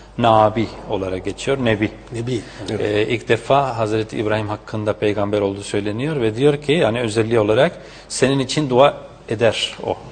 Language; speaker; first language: Turkish; non-native, fluent; Spanish